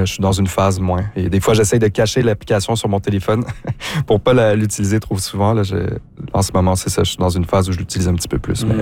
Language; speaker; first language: French; native; French